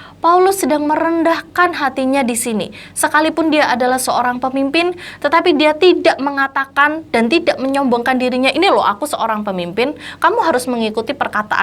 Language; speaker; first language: Indonesian; native; Indonesian